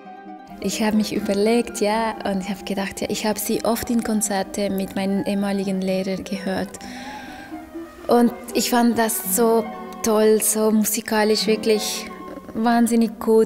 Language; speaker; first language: German; non-native, fluent; Spanish